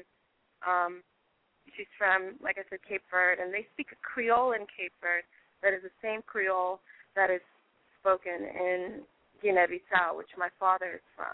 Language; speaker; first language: English; early bilingual, other home language; French